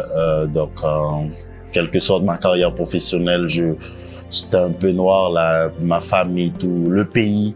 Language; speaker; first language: French; non-native, local second language; Haitian Creole